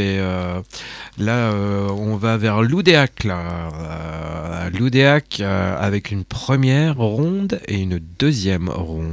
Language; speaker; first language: French; native; French